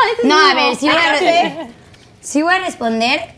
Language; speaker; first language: Spanish; native; Spanish